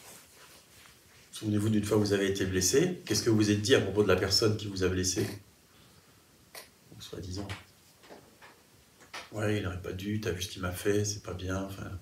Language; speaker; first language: French; native; French